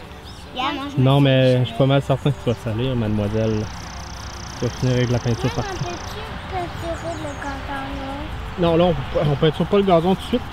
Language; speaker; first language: French; native; French